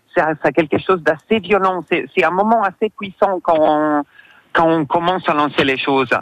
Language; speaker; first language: French; non-native, fluent; English